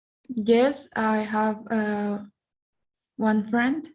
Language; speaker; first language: English; non-native, learner; Spanish